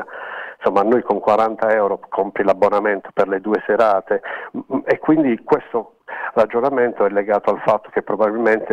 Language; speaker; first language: Italian; native; Italian